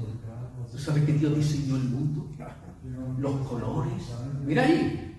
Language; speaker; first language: Spanish; native; Spanish